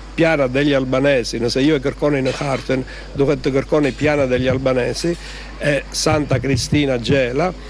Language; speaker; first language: Albanian; early bilingual, heritage; Albanian